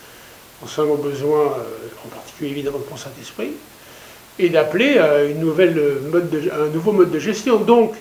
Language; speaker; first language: French; native; French